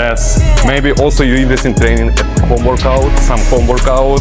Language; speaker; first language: English; non-native, learner; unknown